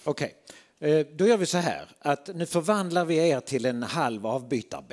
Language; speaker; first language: Swedish; native; Swedish